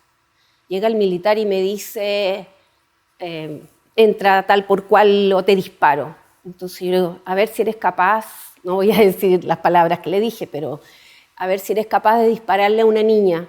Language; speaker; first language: Spanish; native; Spanish